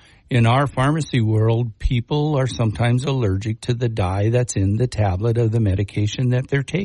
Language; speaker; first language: English; native; English